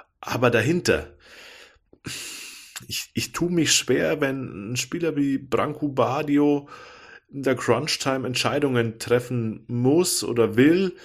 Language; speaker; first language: German; native; German